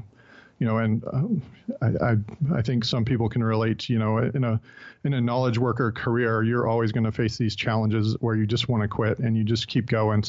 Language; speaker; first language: English; native; English